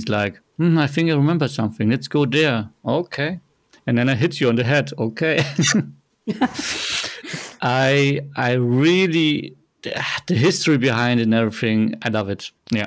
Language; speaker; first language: English; non-native, fluent; German